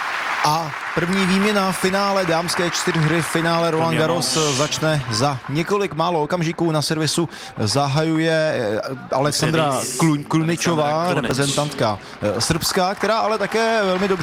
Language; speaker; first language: Czech; native; Czech